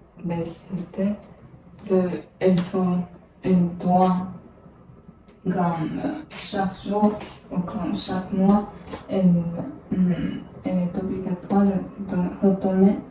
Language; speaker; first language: French; non-native, learner; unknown